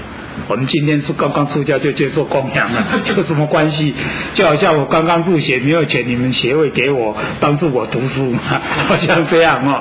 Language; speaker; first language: Chinese; native; Chinese